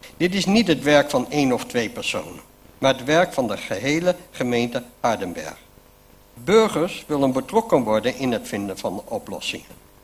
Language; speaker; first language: Dutch; native; Dutch